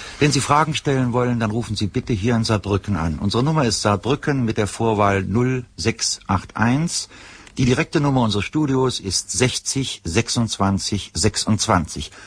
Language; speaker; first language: German; native; German